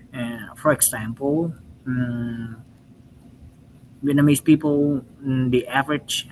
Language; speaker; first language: English; non-native, learner; Vietnamese